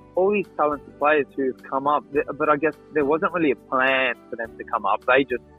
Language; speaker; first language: English; non-native, local second language; Greek